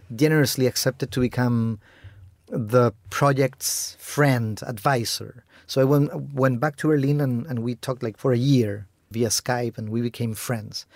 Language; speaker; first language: English; non-native, fluent; Spanish